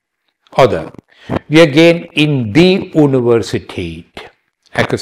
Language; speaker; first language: German; non-native, fluent; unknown